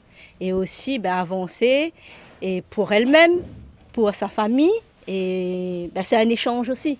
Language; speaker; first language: French; non-native, local second language; Réunion Creole French